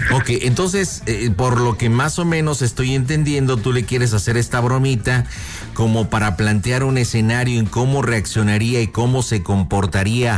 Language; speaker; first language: Spanish; native; Spanish